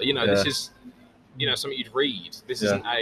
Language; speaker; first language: English; native; English